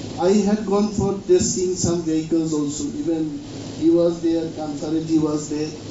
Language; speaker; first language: English; non-native, local second language; Bangla